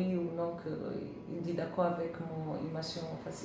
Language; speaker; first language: French; non-native, learner; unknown